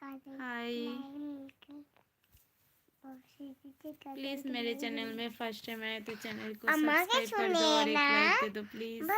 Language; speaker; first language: Hindi; non-native, local second language; Bangla